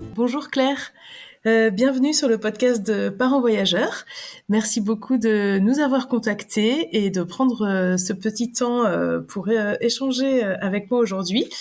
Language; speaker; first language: French; native; French